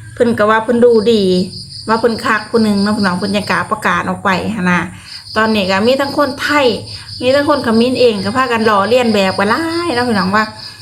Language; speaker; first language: Thai; native; Thai